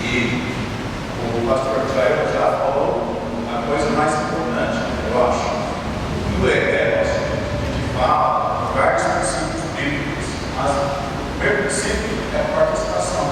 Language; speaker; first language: Portuguese; non-native, learner; English